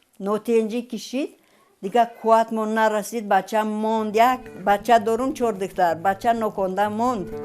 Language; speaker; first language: Tajik; non-native, fluent; Romanian